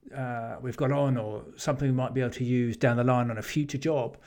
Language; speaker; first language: English; native; English